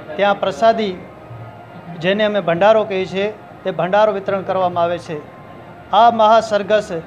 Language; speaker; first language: Gujarati; non-native, local second language; Sindhi